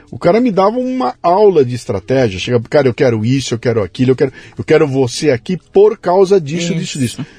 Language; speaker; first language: Portuguese; native; Portuguese